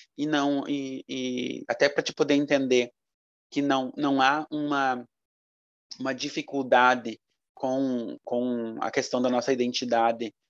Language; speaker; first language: Portuguese; native; Portuguese